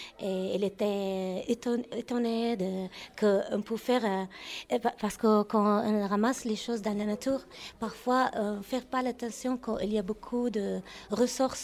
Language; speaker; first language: French; non-native, learner; Arabic